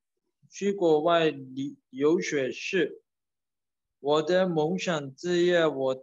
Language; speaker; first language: Chinese; non-native, learner; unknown